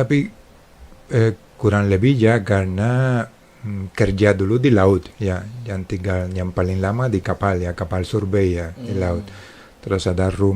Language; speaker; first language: Indonesian; non-native, fluent; Spanish